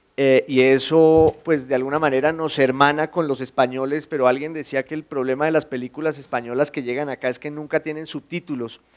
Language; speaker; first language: Spanish; native; Spanish